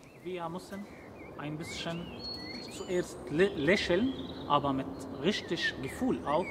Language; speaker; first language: German; non-native, learner; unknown